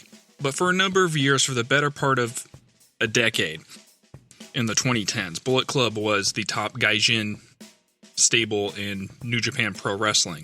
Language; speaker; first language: English; native; English